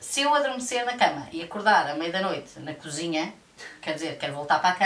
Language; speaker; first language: Portuguese; native; Portuguese